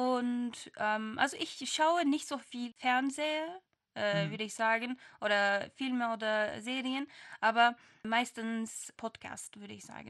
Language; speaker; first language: German; non-native, fluent; Turkish